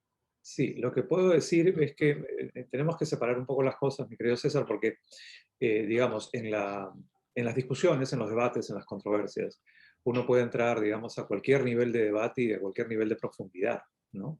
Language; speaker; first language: Spanish; native; Spanish